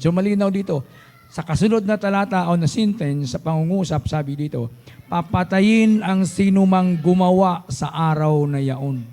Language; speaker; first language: Filipino; native; Filipino